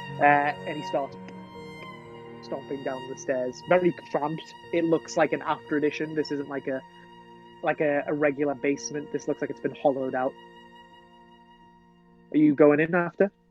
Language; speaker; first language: English; native; English